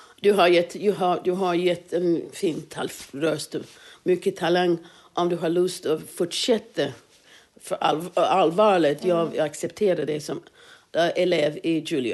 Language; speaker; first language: Swedish; non-native, fluent; English